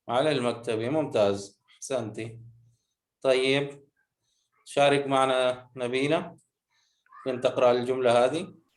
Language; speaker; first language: Arabic; non-native, fluent; Urdu